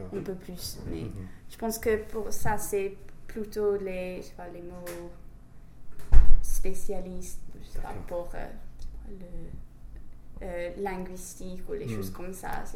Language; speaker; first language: French; non-native, fluent; English